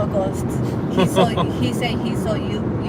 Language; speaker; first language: English; non-native, learner; Japanese